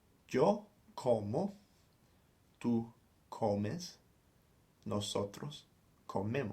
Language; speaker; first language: Spanish; non-native, fluent; English